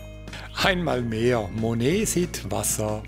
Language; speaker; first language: German; native; German